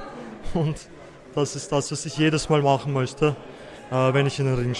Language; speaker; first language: German; early bilingual, other home language; Serbian